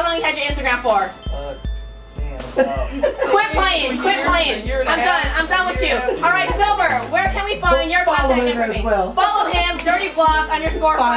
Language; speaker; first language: English; native; English